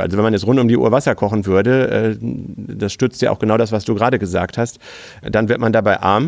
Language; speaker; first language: German; native; German